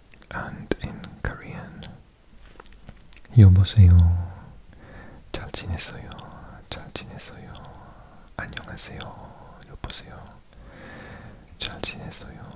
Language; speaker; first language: Korean; non-native, learner; English